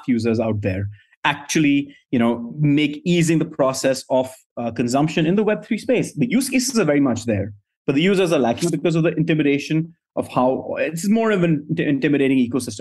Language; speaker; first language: English; non-native, local second language; Hindi